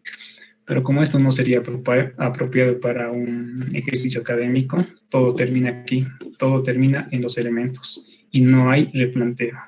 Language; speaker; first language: Spanish; native; Spanish